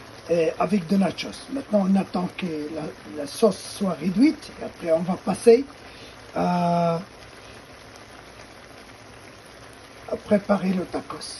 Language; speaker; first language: French; non-native, fluent; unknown